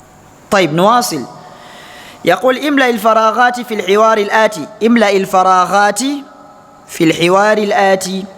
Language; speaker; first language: Arabic; non-native, fluent; Fula